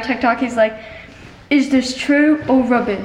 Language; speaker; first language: English; non-native, local second language; Afrikaans